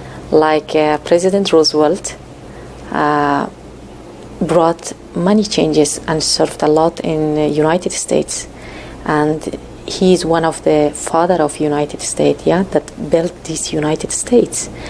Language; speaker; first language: English; non-native, fluent; Persian